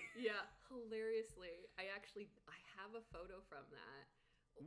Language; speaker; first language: English; native; English